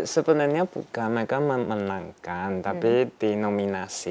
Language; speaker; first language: Indonesian; non-native, fluent; Chinese